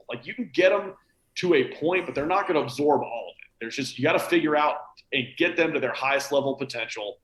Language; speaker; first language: English; native; English